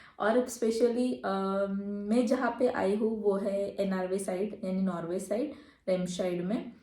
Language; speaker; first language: Hindi; non-native, local second language; Marathi